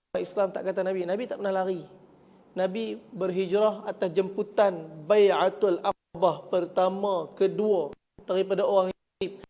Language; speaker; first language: Malay; native; Malay